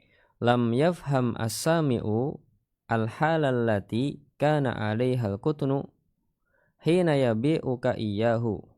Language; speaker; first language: Arabic; non-native, fluent; Indonesian